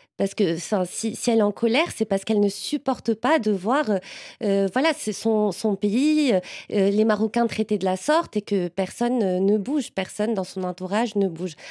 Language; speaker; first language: French; non-native, local second language; Arabic